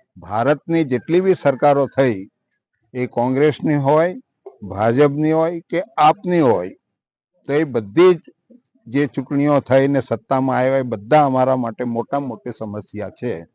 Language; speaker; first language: Gujarati; non-native, local second language; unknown